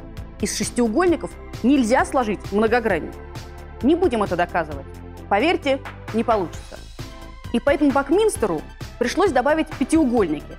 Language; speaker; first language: Russian; native; Russian